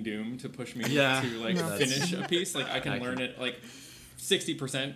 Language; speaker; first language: English; native; English